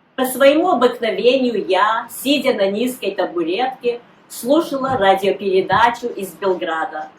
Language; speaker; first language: Russian; early bilingual, heritage; Russian